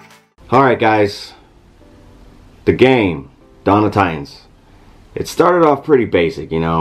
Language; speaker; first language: English; native; English